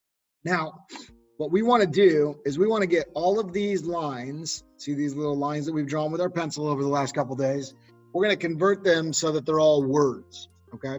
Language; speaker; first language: English; native; English